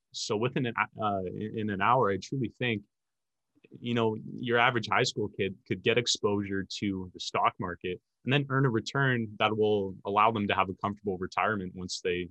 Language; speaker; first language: English; native; English